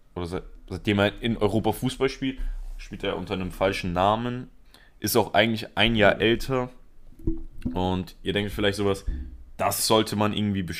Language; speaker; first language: German; early bilingual, other home language; Spanish